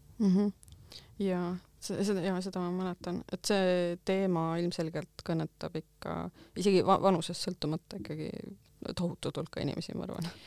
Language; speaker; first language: Estonian; native; Estonian